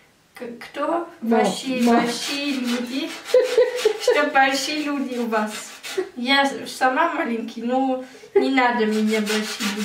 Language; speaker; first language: Russian; early bilingual, heritage; German